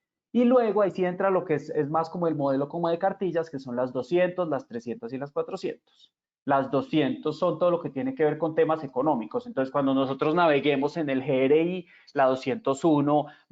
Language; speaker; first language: Spanish; native; Spanish